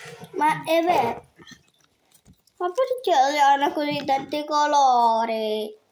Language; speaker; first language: Italian; early bilingual, other home language; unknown